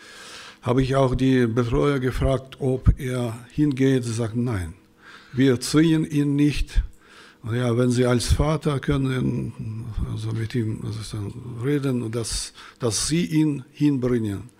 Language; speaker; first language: German; non-native, fluent; Russian